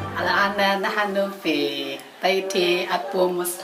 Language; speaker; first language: Arabic; non-native, learner; Chinese